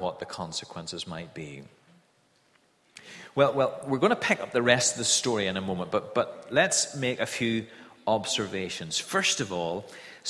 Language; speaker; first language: English; native; English